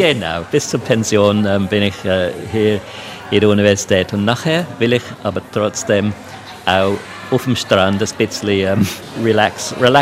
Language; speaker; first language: German; non-native, local second language; English